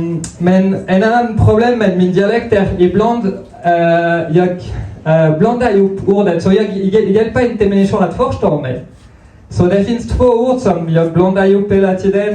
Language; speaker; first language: Swedish; non-native, fluent; French